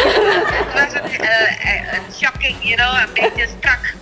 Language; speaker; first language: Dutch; non-native, fluent; Indonesian